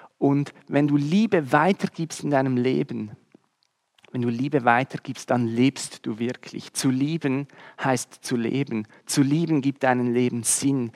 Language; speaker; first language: German; native; German